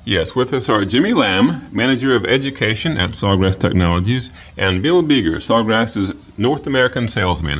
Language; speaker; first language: English; native; English